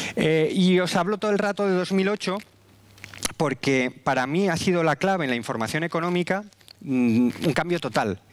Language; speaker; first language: Spanish; native; Spanish